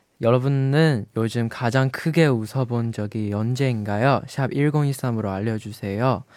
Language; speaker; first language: Korean; non-native, learner; Chinese